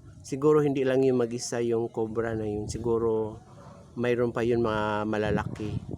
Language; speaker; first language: Filipino; non-native, local second language; Cebuano